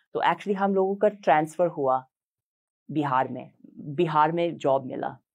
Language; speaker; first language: Hindi; non-native, fluent; English